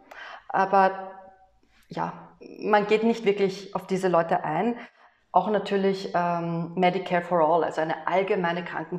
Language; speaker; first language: German; native; German